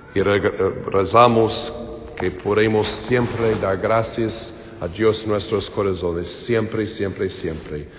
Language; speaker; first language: Spanish; non-native, learner; English